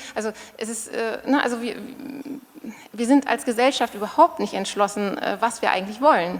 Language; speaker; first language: German; native; German